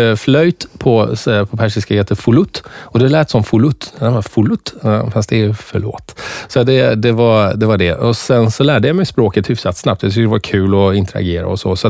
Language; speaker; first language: Swedish; early bilingual, other home language; Persian